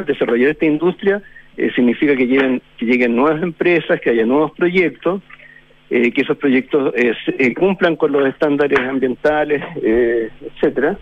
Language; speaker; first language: Spanish; native; Spanish